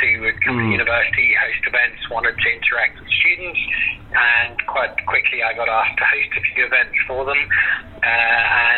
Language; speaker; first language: English; native; English